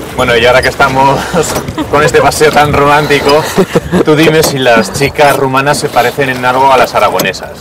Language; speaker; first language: Spanish; native; Spanish